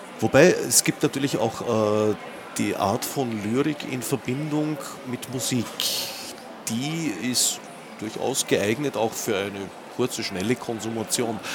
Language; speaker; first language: German; native; German